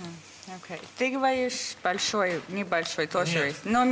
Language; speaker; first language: Russian; early bilingual, heritage; English